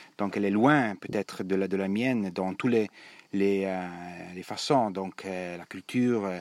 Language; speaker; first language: French; non-native, learner; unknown